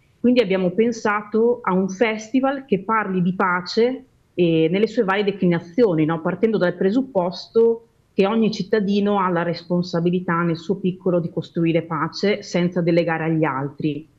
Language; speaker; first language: Italian; native; Italian